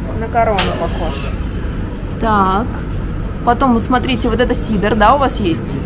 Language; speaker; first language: Russian; native; Russian